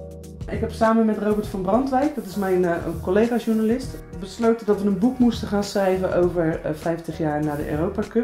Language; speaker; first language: Dutch; native; Dutch